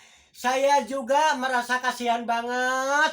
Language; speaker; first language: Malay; non-native, local second language; Javanese